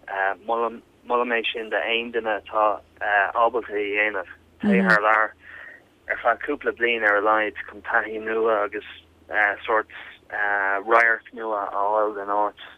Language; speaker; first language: Irish; non-native, local second language; English